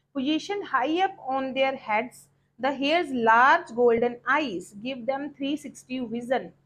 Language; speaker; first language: English; non-native, local second language; Punjabi